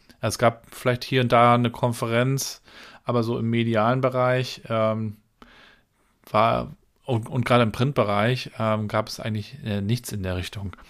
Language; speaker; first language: German; native; German